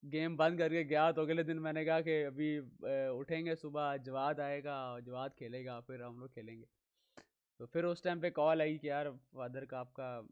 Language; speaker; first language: Urdu; native; Urdu